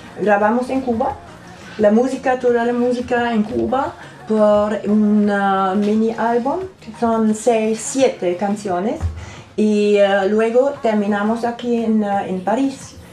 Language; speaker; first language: Spanish; non-native, learner; German